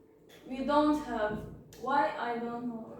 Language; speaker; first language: English; non-native, learner; Turkish